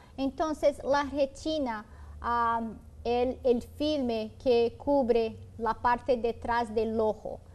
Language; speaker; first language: Spanish; non-native, learner; Portuguese